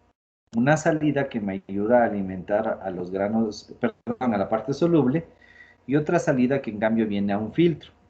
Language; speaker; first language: Spanish; native; Spanish